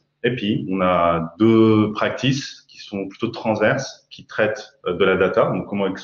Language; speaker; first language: French; native; French